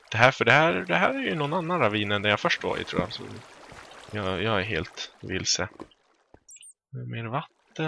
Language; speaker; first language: Swedish; native; Swedish